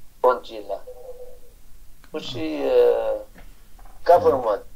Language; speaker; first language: Chinese; non-native, learner; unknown